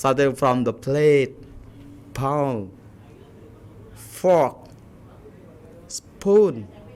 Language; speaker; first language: English; non-native, learner; Indonesian